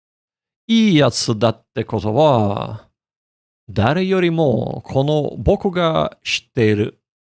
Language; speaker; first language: Japanese; non-native, learner; English